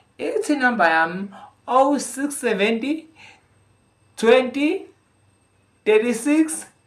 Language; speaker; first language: Zulu; non-native, local second language; Xhosa